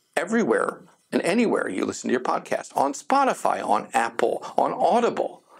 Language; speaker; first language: English; native; English